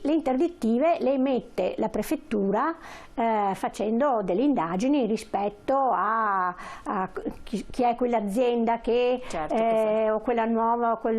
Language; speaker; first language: Italian; native; Italian